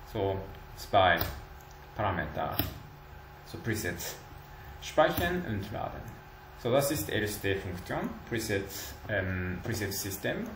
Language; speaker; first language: German; non-native, learner; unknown